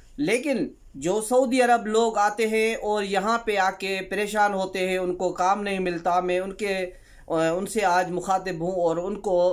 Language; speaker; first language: Urdu; non-native, local second language; Sindhi